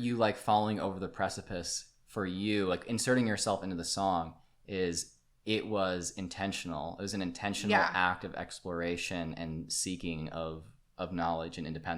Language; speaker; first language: English; native; English